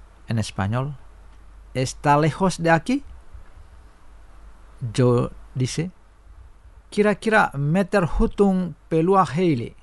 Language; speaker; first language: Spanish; non-native, fluent; Indonesian